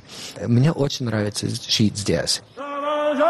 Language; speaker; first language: Russian; non-native, fluent; English